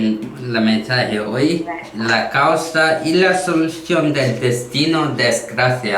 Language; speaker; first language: Spanish; non-native, learner; Korean